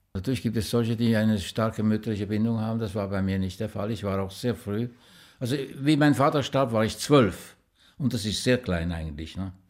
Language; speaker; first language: German; native; German